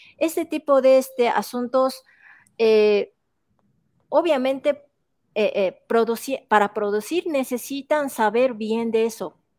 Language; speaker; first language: Spanish; non-native, fluent; Japanese